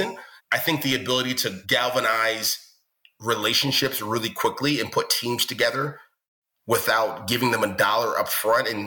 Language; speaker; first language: English; native; English